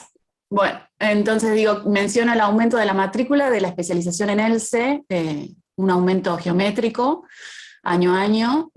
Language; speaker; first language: Spanish; native; Spanish